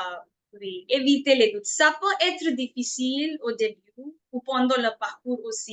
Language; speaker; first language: French; non-native, fluent; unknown